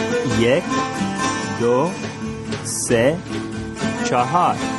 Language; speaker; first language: Persian; non-native, learner; English